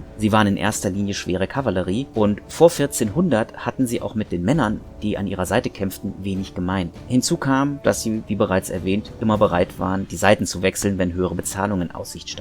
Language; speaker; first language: German; native; German